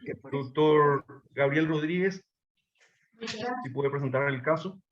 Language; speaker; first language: Spanish; native; Spanish